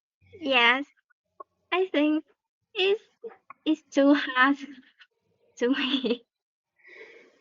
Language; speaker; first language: English; non-native, learner; Vietnamese